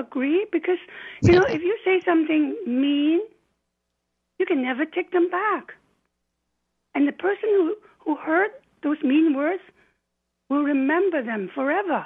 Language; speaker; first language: English; non-native, local second language; Cantonese